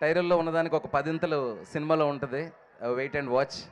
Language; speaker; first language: Telugu; native; Telugu